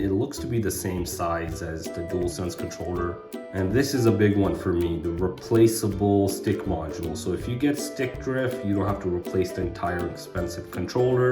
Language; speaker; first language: English; native; English